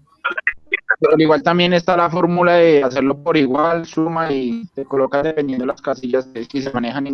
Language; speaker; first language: Spanish; native; Spanish